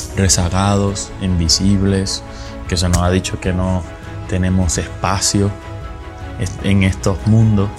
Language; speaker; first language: Spanish; native; Spanish